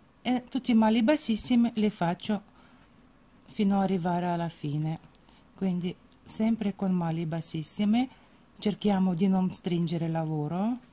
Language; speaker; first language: Italian; non-native, fluent; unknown